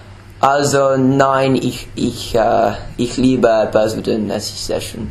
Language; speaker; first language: German; non-native, learner; English